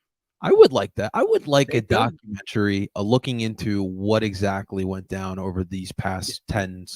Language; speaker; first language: English; native; English